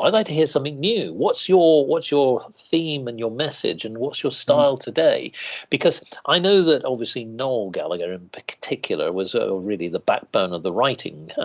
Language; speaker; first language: English; native; English